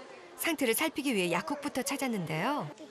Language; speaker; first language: Korean; native; Korean